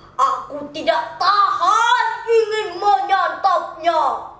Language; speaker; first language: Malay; non-native, local second language; Balinese